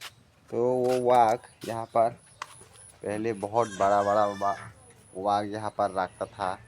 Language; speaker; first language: Hindi; non-native, local second language; Kok Borok